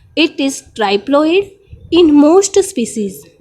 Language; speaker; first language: English; non-native, local second language; Gujarati